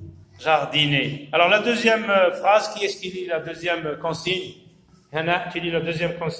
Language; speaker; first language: French; non-native, local second language; Arabic